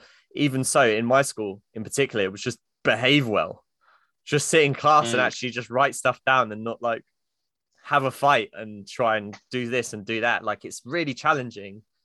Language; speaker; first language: English; native; English